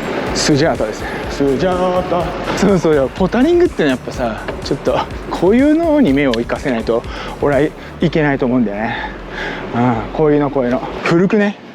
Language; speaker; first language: Japanese; native; Japanese